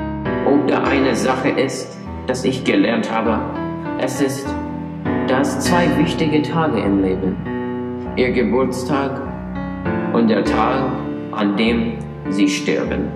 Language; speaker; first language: German; non-native, learner; English